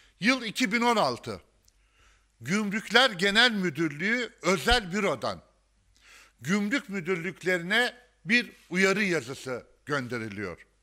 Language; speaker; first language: Turkish; native; Turkish